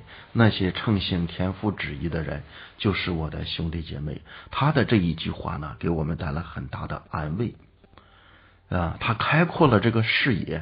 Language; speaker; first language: Chinese; native; Chinese